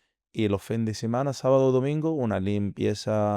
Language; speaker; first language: Spanish; non-native, fluent; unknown